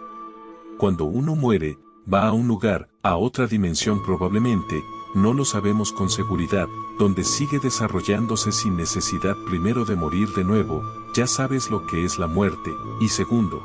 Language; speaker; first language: Spanish; native; Spanish